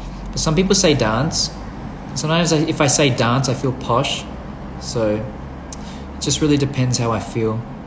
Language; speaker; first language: English; early bilingual, other home language; Thai